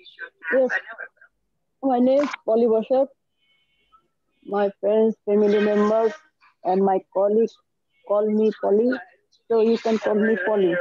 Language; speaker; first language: English; non-native, learner; Bangla